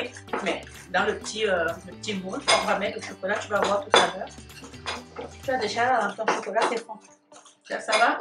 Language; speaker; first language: French; native; French